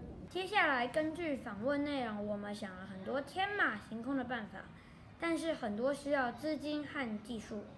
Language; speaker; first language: Chinese; native; Chinese